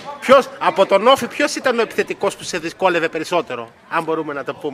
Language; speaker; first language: Greek; native; Greek